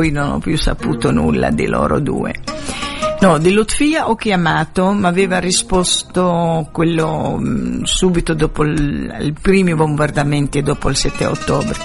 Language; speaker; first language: Italian; non-native, fluent; Arabic